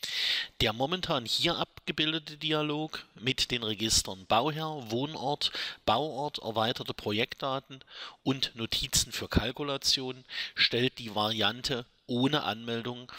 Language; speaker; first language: German; native; German